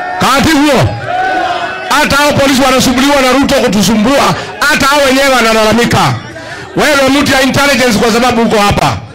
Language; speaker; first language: Swahili; non-native, local second language; Kikuyu